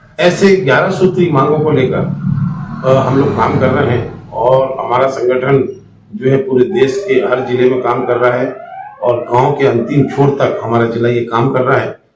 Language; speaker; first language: Hindi; native; Hindi